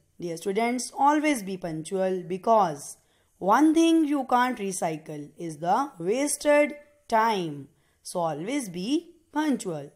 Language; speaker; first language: English; non-native, local second language; Punjabi